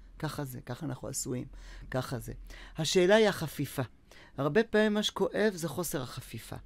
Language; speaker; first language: Hebrew; native; Hebrew